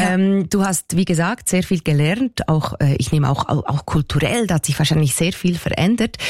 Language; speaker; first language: German; native; German